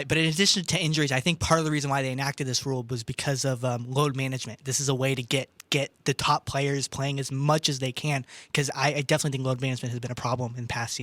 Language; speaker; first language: English; native; English